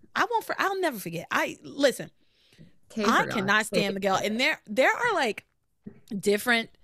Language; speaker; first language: English; native; English